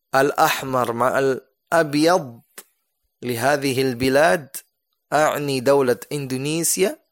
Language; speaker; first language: Arabic; non-native, fluent; Indonesian